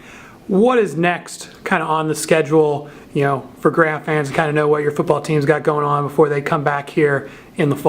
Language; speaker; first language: English; native; English